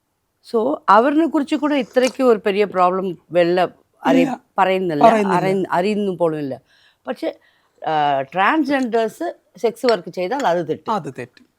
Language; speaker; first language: Malayalam; non-native, local second language; Tamil